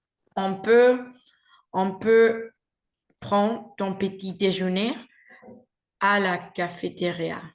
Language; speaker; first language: French; non-native, learner; Spanish